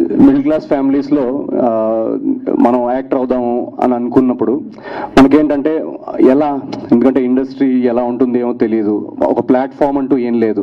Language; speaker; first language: Telugu; native; Telugu